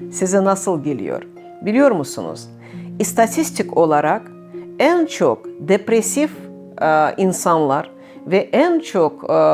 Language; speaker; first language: Turkish; non-native, fluent; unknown